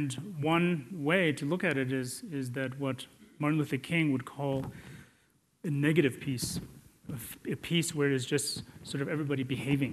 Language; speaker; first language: English; non-native, local second language; Tibetan